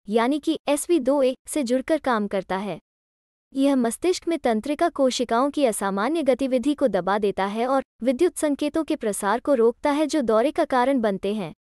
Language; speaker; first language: Hindi; native; Hindi